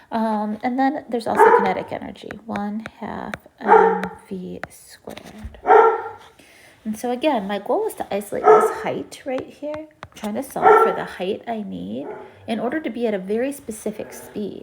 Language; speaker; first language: English; native; English